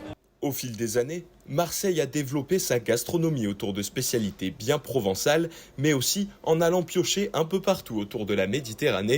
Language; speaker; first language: French; native; French